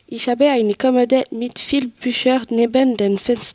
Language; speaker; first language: German; non-native, learner; French